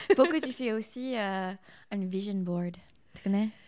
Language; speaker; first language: French; non-native, fluent; English